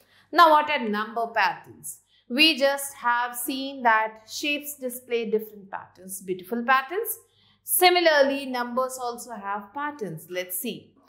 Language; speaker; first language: English; non-native, local second language; Hindi